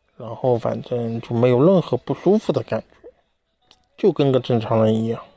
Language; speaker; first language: Chinese; native; Chinese